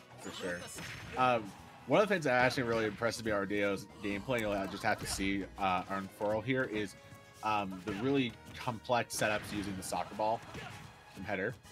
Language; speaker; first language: English; native; English